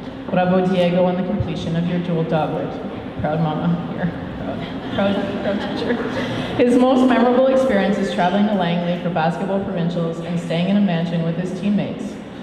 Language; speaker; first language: English; native; English